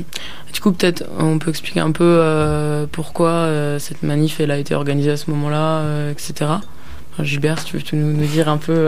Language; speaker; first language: French; native; French